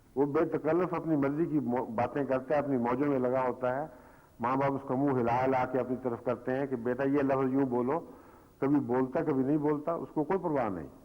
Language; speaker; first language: Urdu; native; Urdu